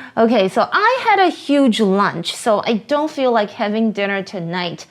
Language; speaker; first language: English; non-native, fluent; Chinese